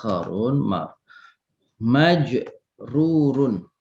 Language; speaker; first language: Arabic; non-native, fluent; Indonesian